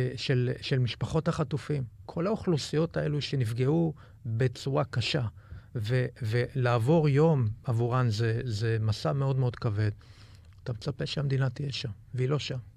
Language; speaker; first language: Hebrew; native; Hebrew